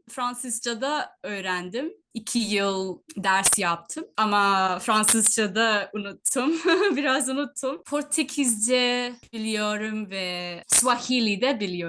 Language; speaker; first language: Turkish; non-native, fluent; Telugu